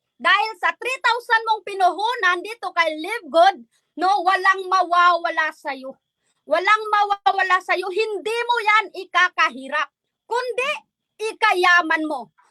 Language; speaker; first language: Filipino; non-native, local second language; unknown